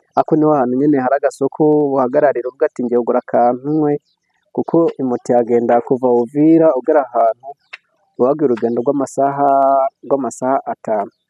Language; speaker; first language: Kinyarwanda; early bilingual, heritage; Kinyarwanda